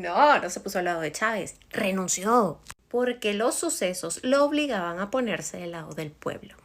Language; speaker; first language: Spanish; native; Spanish